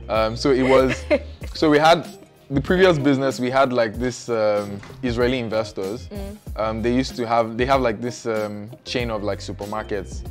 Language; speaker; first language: English; non-native, local second language; Yoruba